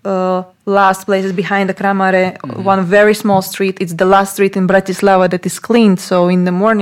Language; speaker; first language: English; non-native, fluent; Latvian